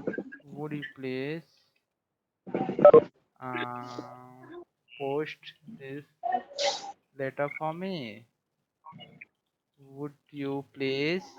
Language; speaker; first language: English; non-native, local second language; Hindi